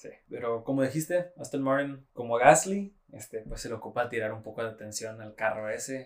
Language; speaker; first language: Spanish; native; Spanish